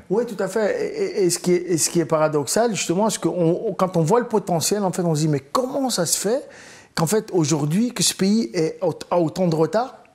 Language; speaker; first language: French; early bilingual, other home language; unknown